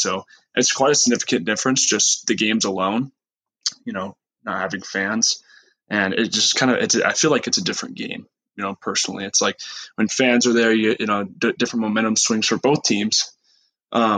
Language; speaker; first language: English; native; English